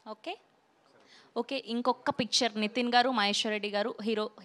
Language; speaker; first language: Telugu; native; Telugu